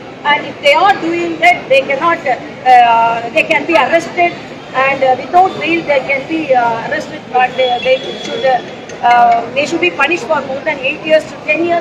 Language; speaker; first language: English; non-native, local second language; Tamil